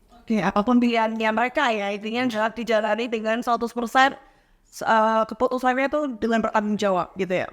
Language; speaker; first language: Indonesian; native; Indonesian